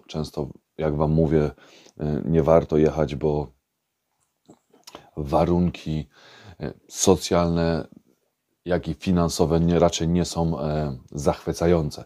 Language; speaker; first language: Polish; native; Polish